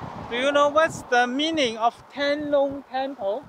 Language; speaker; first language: English; non-native, learner; Chinese